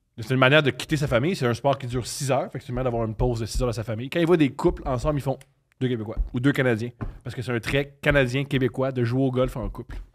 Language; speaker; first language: French; native; French